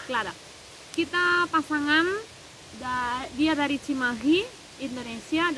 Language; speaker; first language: Indonesian; non-native, fluent; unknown